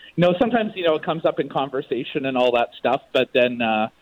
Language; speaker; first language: English; native; English